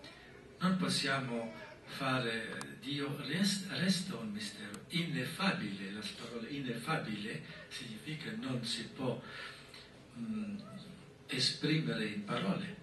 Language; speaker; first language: Italian; non-native, fluent; German